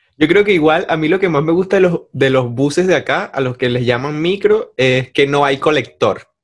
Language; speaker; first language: Spanish; native; Spanish